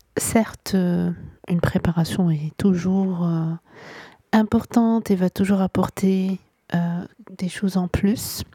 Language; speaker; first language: French; non-native, local second language; Arabic